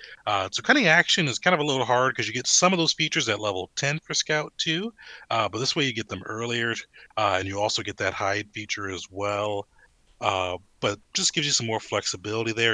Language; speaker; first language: English; native; English